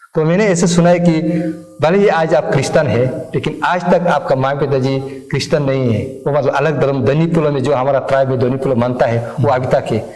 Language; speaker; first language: Hindi; non-native, local second language; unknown